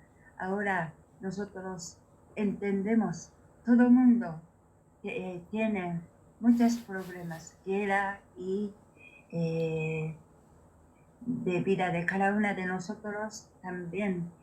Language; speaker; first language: Spanish; non-native, learner; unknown